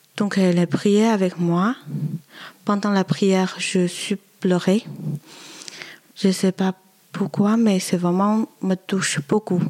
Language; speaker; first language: French; non-native, learner; Chinese